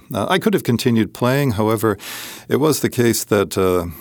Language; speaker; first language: English; native; English